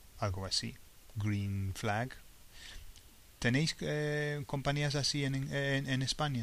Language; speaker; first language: Spanish; non-native, fluent; English